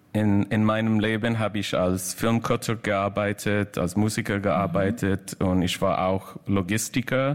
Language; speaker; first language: German; non-native, learner; English